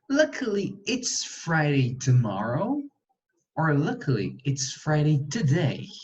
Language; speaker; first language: English; non-native, fluent; Portuguese